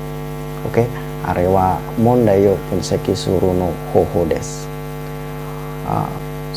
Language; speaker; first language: Japanese; non-native, learner; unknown